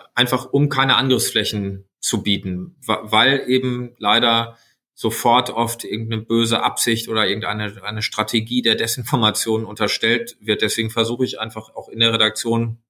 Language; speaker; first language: German; native; German